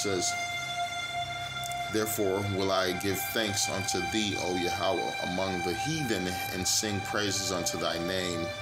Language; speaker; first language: English; native; English